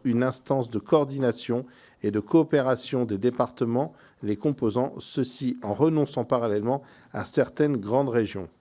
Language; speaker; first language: French; native; French